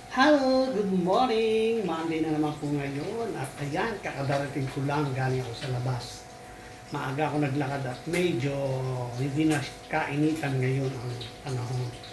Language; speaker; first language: Filipino; non-native, local second language; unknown